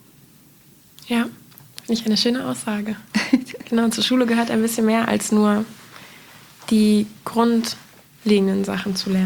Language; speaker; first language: German; native; German